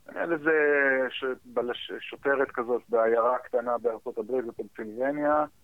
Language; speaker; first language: Hebrew; early bilingual, heritage; Hebrew